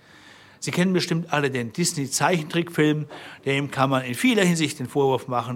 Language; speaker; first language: German; native; German